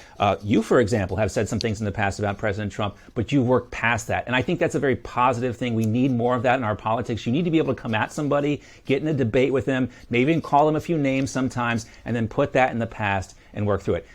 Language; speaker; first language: English; native; English